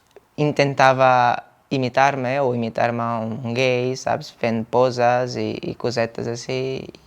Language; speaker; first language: Catalan; non-native, fluent; Portuguese